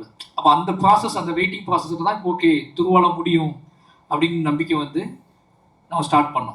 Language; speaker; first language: Tamil; native; Tamil